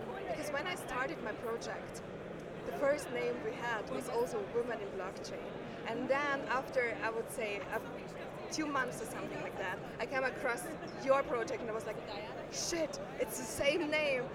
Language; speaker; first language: English; non-native, fluent; German